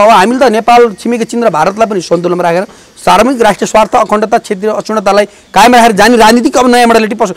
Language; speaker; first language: Nepali; native; Nepali